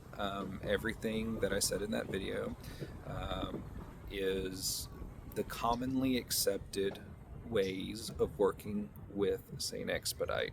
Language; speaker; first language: English; native; English